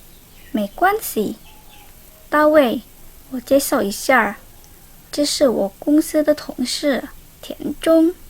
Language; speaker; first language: Chinese; non-native, learner; Indonesian